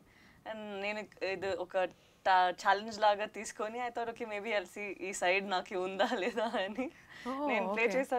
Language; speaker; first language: Telugu; non-native, learner; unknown